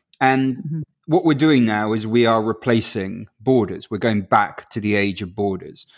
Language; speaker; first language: English; early bilingual, other home language; Spanish